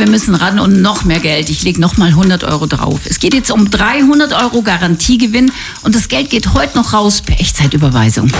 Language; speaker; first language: German; native; German